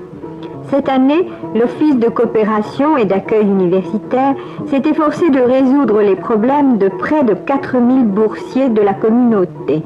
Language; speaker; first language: French; native; French